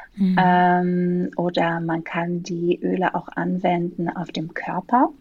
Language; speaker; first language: German; non-native, fluent; Greek